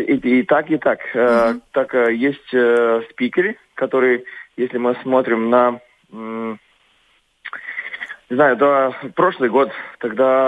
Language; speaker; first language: Russian; non-native, local second language; Latvian